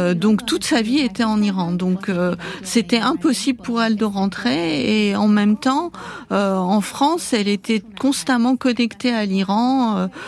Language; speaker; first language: French; early bilingual, other home language; Armenian